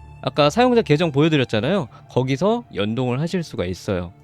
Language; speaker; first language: Korean; native; Korean